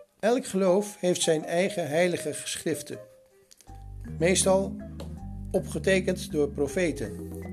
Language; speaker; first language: Dutch; native; Dutch